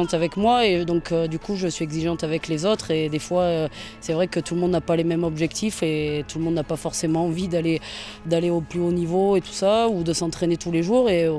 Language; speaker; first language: French; native; French